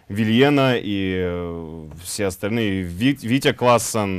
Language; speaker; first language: Russian; native; Russian